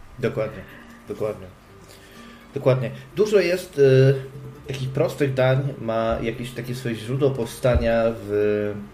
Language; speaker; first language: Polish; native; Polish